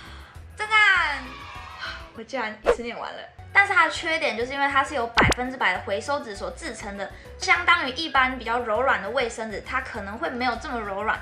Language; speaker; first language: Chinese; native; Chinese